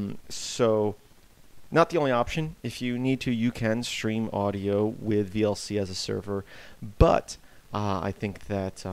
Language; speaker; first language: English; native; English